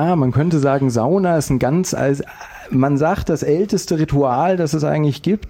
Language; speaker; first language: German; native; German